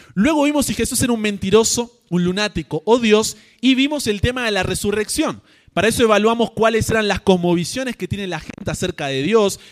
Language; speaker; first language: Spanish; native; Spanish